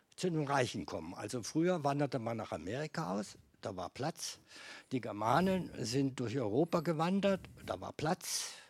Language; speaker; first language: German; non-native, fluent; Bosnian